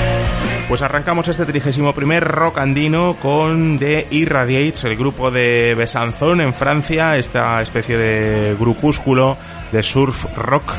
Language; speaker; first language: Spanish; native; Spanish